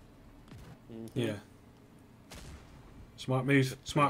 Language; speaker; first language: English; native; English